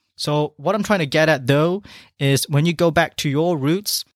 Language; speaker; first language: English; non-native, local second language; Chinese